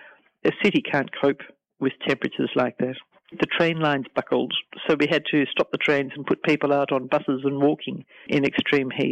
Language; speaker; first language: English; native; English